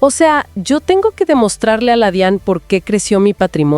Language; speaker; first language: Spanish; native; Spanish